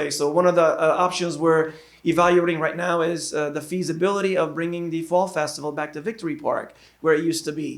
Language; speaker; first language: English; native; English